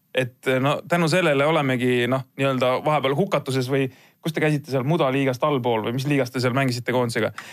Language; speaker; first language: Estonian; native; Estonian